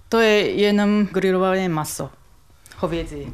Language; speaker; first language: Czech; non-native, fluent; Japanese